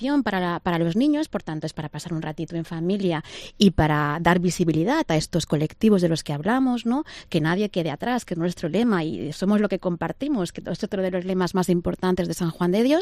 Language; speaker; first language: Spanish; native; Spanish